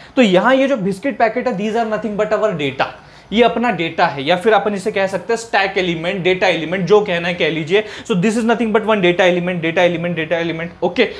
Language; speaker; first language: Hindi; non-native, local second language; Marathi